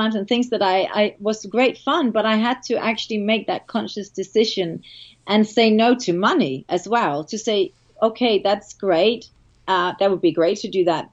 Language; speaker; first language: English; non-native, fluent; Danish